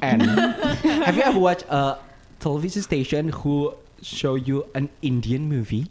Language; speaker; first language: English; non-native, fluent; Indonesian